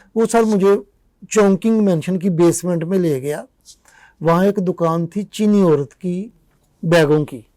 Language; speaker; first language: Urdu; non-native, local second language; Punjabi